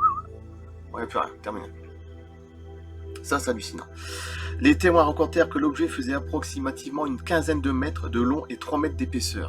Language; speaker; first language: French; native; French